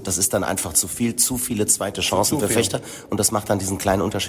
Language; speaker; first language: German; native; German